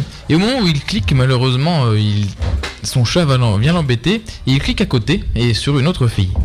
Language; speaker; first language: French; native; French